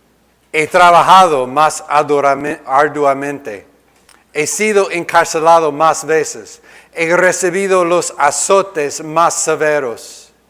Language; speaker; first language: Spanish; non-native, fluent; English